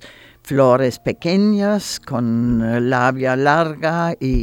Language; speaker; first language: Spanish; non-native, learner; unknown